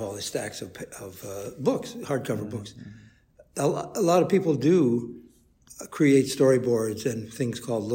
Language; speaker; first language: English; native; English